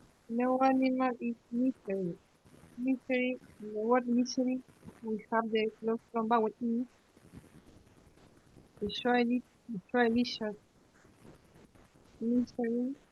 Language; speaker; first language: English; non-native, learner; Spanish